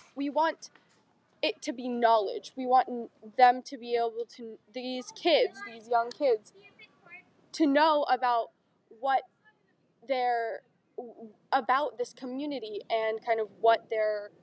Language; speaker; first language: English; native; English